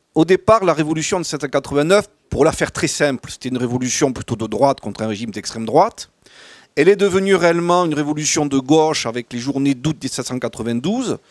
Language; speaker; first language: French; native; French